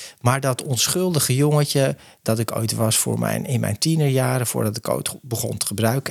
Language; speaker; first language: Dutch; native; Dutch